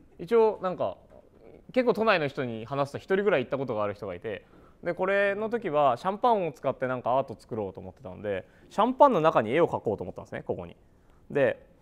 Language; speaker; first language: Japanese; native; Japanese